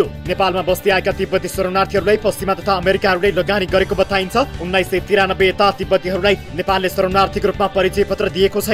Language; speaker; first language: Nepali; native; Nepali